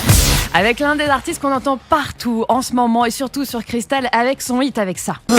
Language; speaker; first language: French; native; French